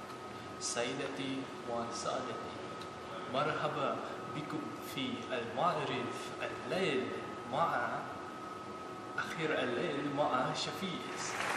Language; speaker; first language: Arabic; non-native, learner; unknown